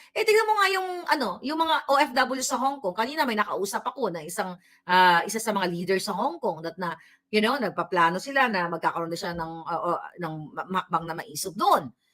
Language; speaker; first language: Filipino; non-native, local second language; Cebuano